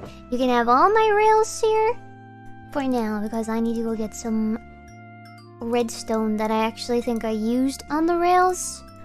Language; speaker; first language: English; native; English